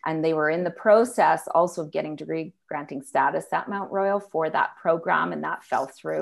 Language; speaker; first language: English; native; English